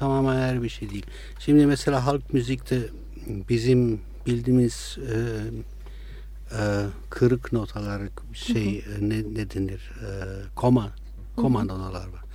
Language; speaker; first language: Turkish; non-native, fluent; Italian